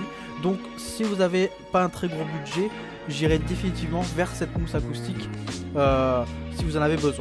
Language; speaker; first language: French; native; French